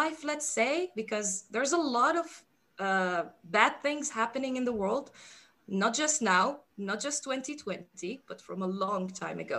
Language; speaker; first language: English; non-native, fluent; Arabic